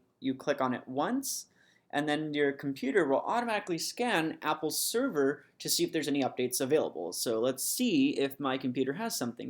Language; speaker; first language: English; native; English